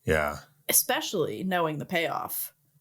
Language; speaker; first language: English; native; English